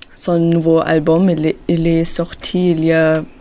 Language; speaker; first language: French; non-native, fluent; German